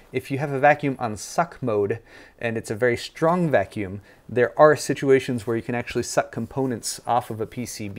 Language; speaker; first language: English; native; English